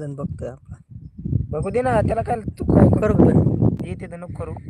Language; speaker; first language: Hindi; non-native, local second language; Marathi